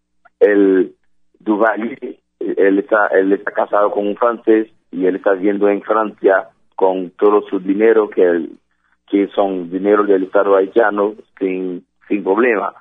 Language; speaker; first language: Spanish; non-native, fluent; Haitian Creole